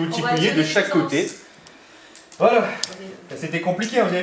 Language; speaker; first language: French; native; French